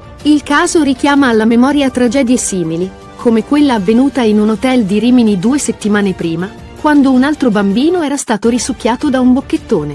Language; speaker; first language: Italian; native; Italian